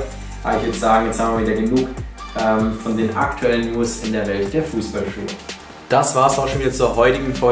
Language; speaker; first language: German; native; German